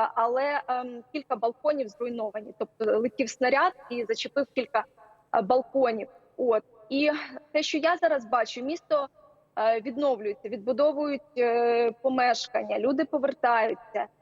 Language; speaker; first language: Ukrainian; native; Ukrainian